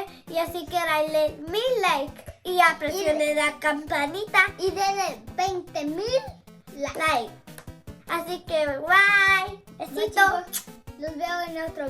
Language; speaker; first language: Spanish; native; Spanish